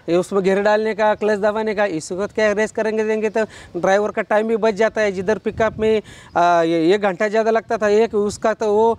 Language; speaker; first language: Hindi; non-native, local second language; Marathi